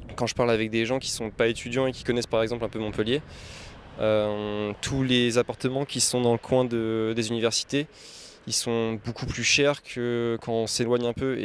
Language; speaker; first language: French; native; French